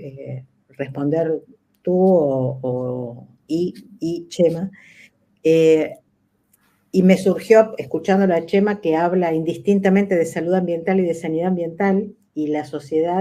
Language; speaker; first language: Spanish; native; Spanish